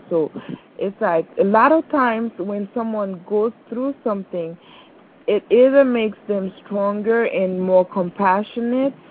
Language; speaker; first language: English; non-native, fluent; Haitian Creole